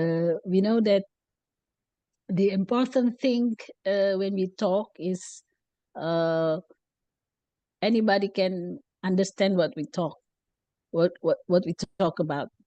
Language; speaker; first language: English; non-native, learner; Indonesian